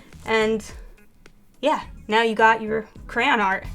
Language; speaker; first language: English; native; English